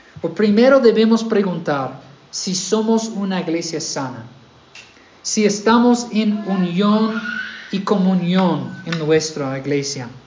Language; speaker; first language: Spanish; non-native, fluent; English